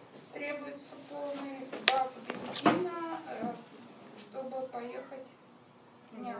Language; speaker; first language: Russian; native; Russian